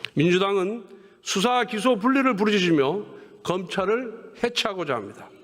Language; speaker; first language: Korean; native; Korean